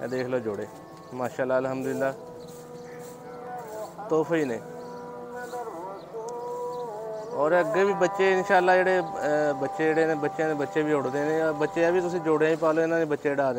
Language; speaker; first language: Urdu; non-native, local second language; Punjabi